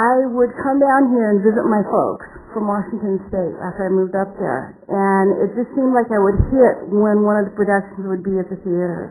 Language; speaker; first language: English; native; English